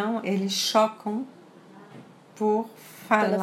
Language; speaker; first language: Portuguese; early bilingual, other home language; French